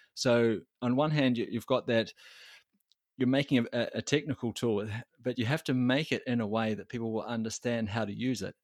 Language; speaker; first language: English; native; English